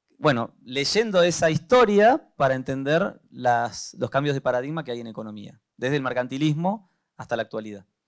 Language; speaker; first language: Spanish; native; Spanish